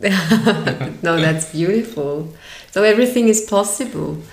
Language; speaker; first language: English; non-native, fluent; German